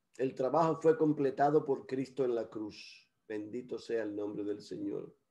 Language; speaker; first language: Spanish; early bilingual, heritage; Spanish